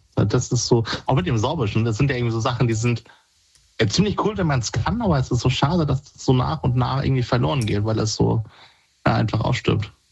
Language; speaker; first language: German; native; German